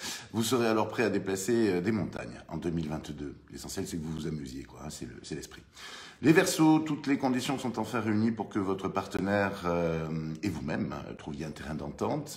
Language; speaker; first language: French; native; French